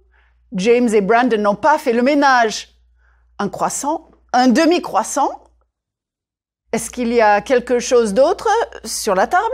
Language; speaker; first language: French; native; French